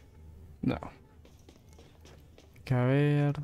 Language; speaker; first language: Spanish; native; Spanish